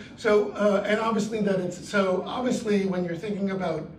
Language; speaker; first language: English; native; English